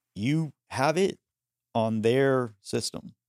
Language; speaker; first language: English; early bilingual, other home language; Spanish